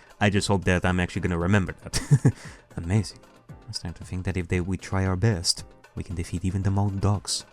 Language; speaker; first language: English; native; English